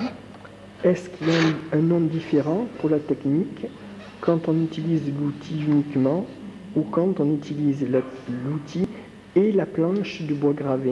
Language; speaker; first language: French; native; French